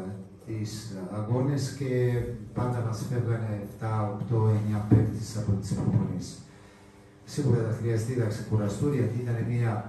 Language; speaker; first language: Greek; non-native, fluent; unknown